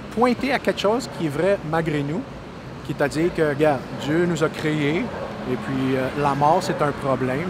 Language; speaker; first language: French; native; French